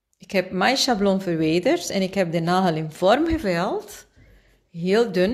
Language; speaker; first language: Dutch; non-native, fluent; Spanish